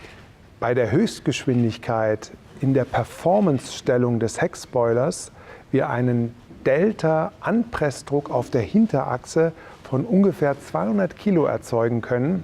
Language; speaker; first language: German; native; German